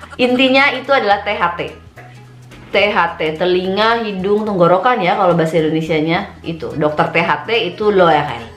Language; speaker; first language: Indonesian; native; Indonesian